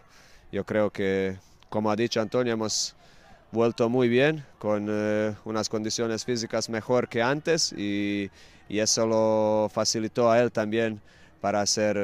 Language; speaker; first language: Spanish; non-native, fluent; Croatian